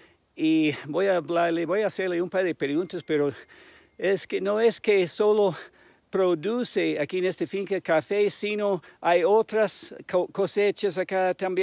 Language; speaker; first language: Spanish; non-native, fluent; English